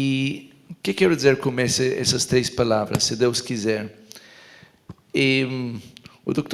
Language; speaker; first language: Portuguese; non-native, fluent; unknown